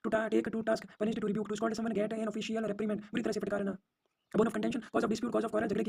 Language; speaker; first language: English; non-native, local second language; Hindi